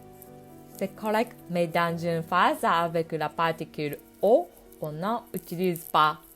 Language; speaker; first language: French; non-native, fluent; Japanese